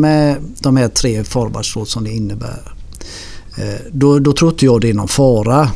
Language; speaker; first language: Swedish; native; Swedish